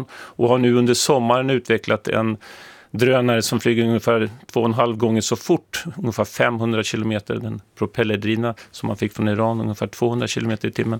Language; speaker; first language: Swedish; native; Swedish